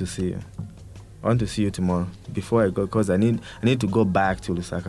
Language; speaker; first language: English; non-native, local second language; Bemba